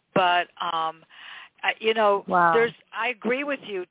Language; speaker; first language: English; native; English